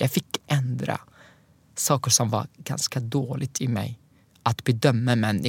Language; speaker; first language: Swedish; non-native, learner; Arabic